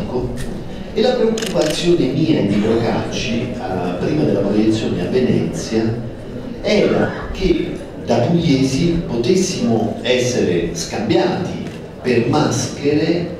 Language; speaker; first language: Italian; native; Italian